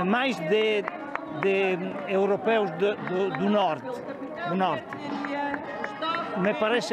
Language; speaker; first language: Portuguese; non-native, learner; Italian